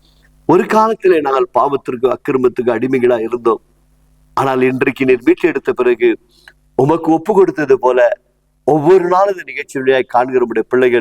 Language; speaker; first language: Tamil; native; Tamil